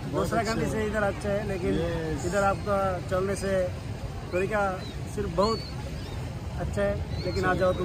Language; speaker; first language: Hindi; non-native, learner; Bangla